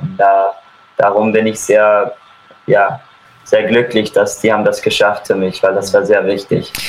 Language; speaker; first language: German; early bilingual, heritage; German